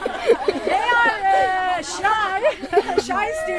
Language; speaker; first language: English; non-native, learner; Turkish